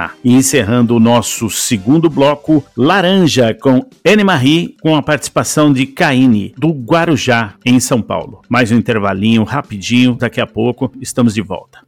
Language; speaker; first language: Portuguese; native; Portuguese